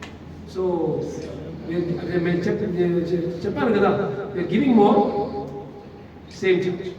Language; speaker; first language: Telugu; non-native, learner; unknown